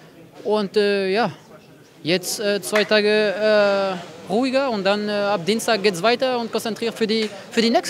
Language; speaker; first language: German; non-native, fluent; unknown